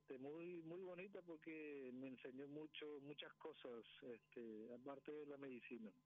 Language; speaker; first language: Spanish; non-native, local second language; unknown